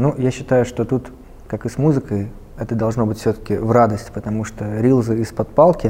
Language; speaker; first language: Russian; native; Russian